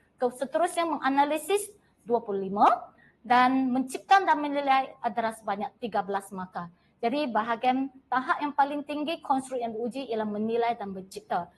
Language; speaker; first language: Malay; non-native, local second language; Chinese